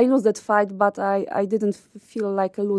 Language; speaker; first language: English; non-native, learner; Polish